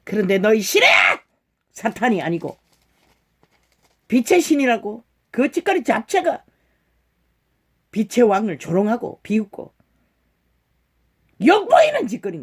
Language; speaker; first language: Korean; native; Korean